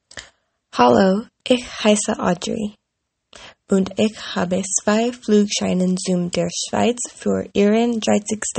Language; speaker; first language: German; non-native, learner; English